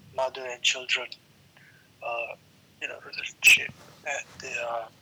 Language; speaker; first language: English; non-native, local second language; Malay